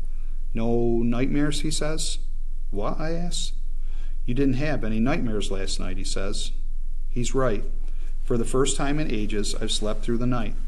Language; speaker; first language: English; native; English